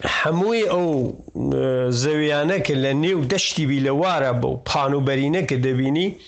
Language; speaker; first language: Central Kurdish; non-native, local second language; Southern Kurdish